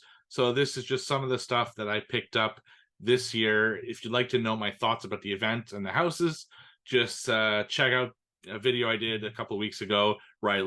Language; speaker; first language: English; native; English